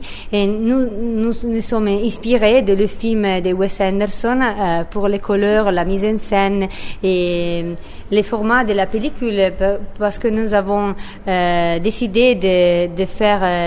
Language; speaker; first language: French; non-native, learner; Italian